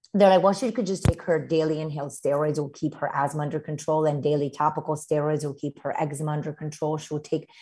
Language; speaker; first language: English; early bilingual, other home language; Romanian